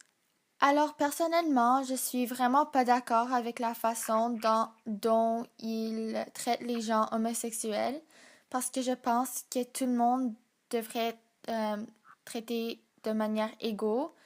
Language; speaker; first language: French; non-native, local second language; English